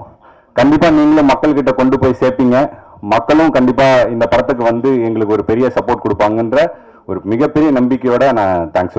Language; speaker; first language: Tamil; native; Tamil